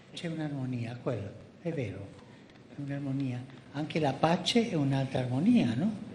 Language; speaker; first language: Italian; non-native, fluent; Spanish